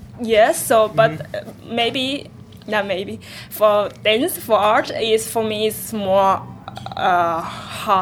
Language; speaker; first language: English; non-native, learner; Chinese